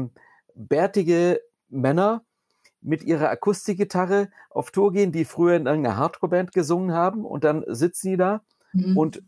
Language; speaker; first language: German; native; German